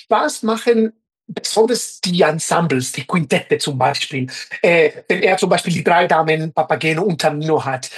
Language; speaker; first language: German; non-native, fluent; Spanish